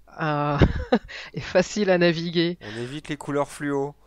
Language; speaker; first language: French; native; French